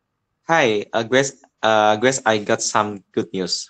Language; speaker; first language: English; non-native, learner; Indonesian